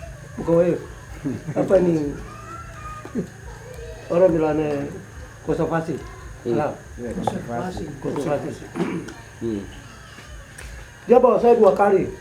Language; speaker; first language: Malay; non-native, local second language; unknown